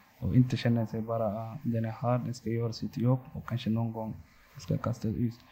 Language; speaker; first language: Swedish; non-native, local second language; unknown